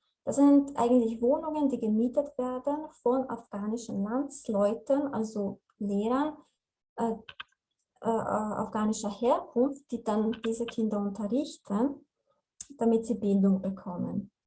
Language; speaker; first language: German; non-native, fluent; Slovenian